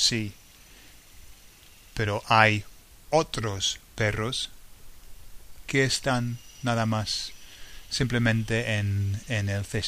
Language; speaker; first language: Spanish; non-native, fluent; English